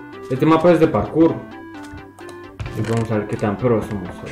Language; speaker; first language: Spanish; native; Spanish